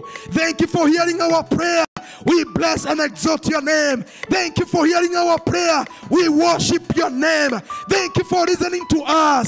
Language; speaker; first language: English; non-native, local second language; Swahili